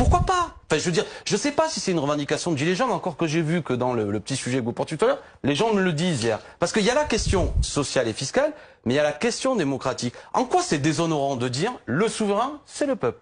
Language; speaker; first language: French; native; French